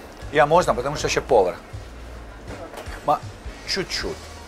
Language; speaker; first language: Russian; non-native, learner; Italian